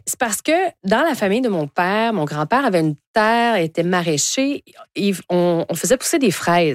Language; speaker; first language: French; native; French